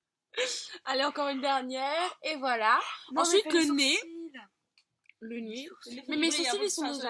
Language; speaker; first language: French; native; French